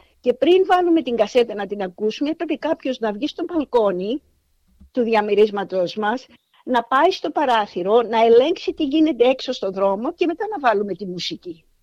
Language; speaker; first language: Greek; native; Greek